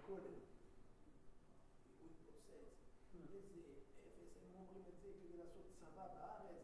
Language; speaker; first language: Hebrew; non-native, fluent; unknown